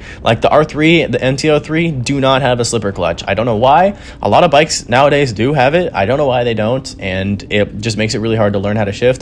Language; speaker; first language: English; native; English